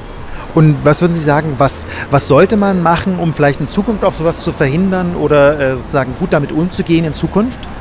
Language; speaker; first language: German; native; German